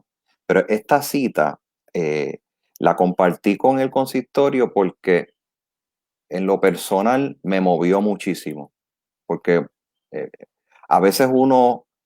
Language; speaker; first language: Spanish; native; Spanish